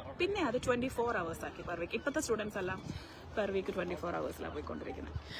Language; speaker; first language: Malayalam; native; Malayalam